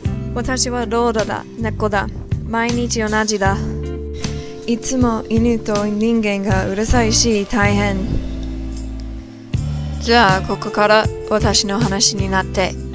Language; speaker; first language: Japanese; non-native, learner; English